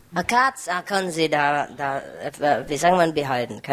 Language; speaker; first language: German; non-native, fluent; Vietnamese